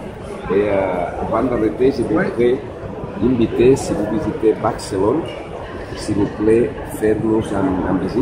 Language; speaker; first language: French; non-native, learner; Spanish